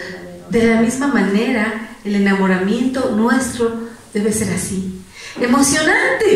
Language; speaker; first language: Spanish; native; Spanish